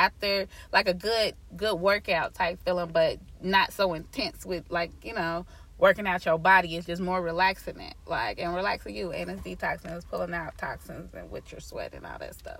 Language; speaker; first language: English; native; English